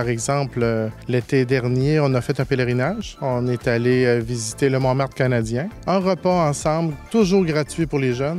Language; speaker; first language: French; native; French